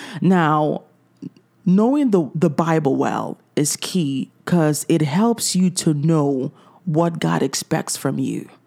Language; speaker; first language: English; native; English